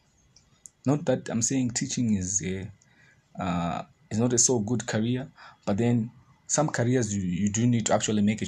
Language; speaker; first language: English; non-native, local second language; Shona